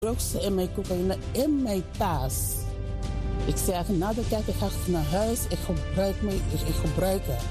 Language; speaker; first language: Dutch; non-native, fluent; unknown